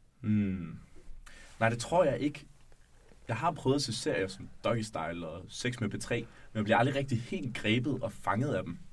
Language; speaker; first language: Danish; native; Danish